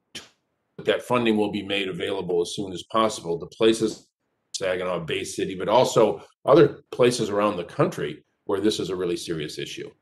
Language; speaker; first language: English; native; English